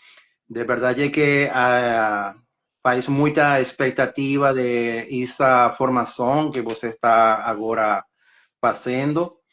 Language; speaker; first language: Portuguese; non-native, learner; Spanish